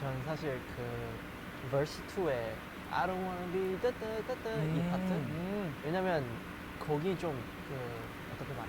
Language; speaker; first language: Korean; non-native, learner; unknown